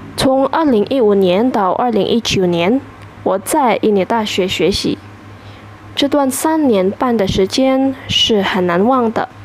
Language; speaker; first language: Chinese; non-native, fluent; Indonesian